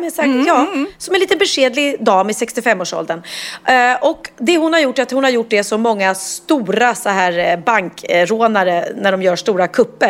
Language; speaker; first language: Swedish; native; Swedish